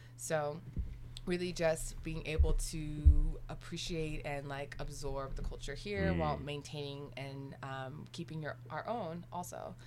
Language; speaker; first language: English; native; English